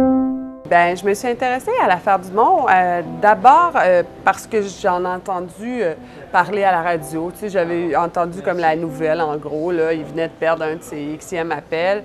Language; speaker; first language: French; native; French